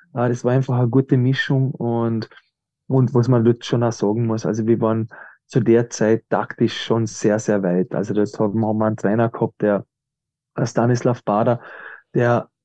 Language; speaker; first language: German; native; German